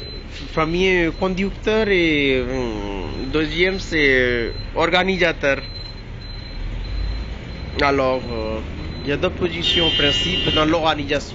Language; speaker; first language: French; non-native, learner; Hindi